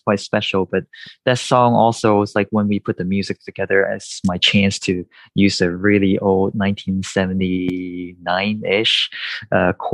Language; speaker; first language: English; non-native, local second language; Cantonese